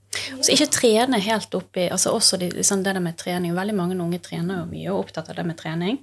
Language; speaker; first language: Norwegian; native; Norwegian